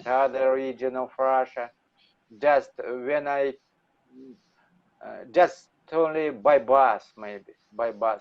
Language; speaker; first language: English; non-native, learner; Russian